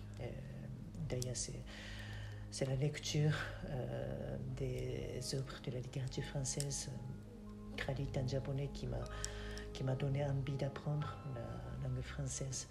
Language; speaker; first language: French; non-native, fluent; Japanese